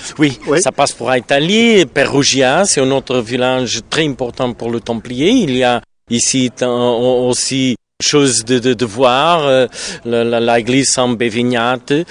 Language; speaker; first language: French; non-native, learner; Portuguese